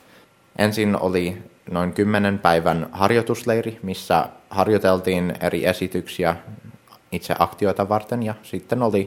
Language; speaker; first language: Finnish; early bilingual, heritage; Finnish